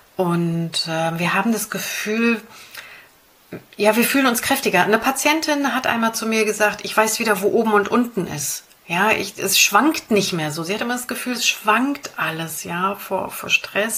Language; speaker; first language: German; native; German